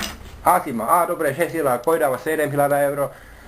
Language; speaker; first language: Bulgarian; non-native, learner; Finnish